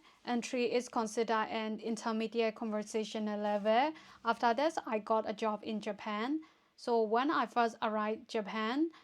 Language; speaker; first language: English; non-native, fluent; Burmese